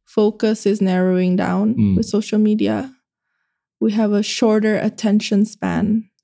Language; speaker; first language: English; early bilingual, other home language; Indonesian